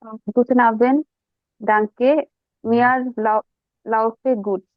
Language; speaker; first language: German; non-native, learner; Bangla